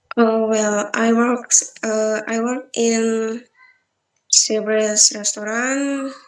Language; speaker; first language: English; non-native, learner; Balinese